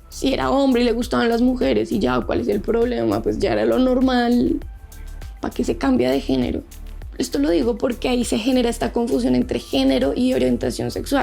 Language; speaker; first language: Spanish; native; Spanish